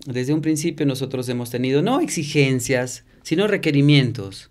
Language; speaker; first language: Spanish; native; Spanish